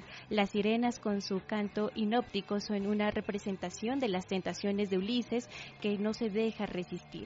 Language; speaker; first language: Spanish; native; Spanish